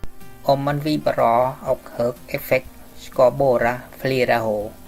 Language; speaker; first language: Swedish; non-native, learner; Vietnamese